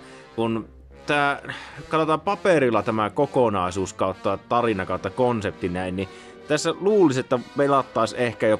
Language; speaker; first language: Finnish; native; Finnish